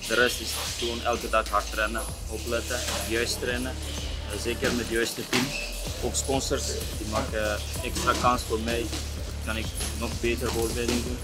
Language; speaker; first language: Dutch; non-native, learner; Armenian